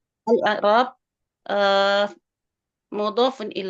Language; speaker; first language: Arabic; non-native, learner; Indonesian